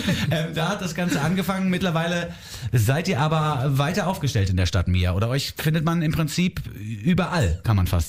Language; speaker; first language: German; native; German